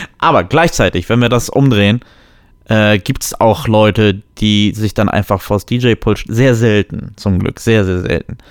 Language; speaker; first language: German; early bilingual, other home language; Polish